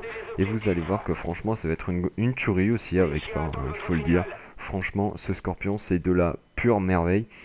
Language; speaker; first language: French; native; French